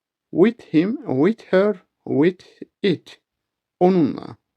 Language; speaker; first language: English; non-native, learner; Turkish